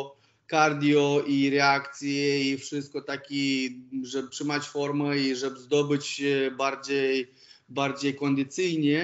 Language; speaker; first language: Polish; non-native, fluent; Romanian